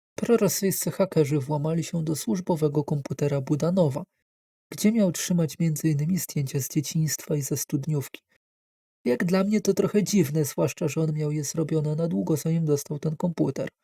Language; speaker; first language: Polish; native; Polish